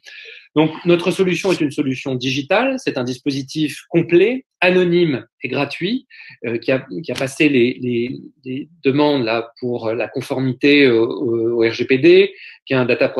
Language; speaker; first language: French; native; French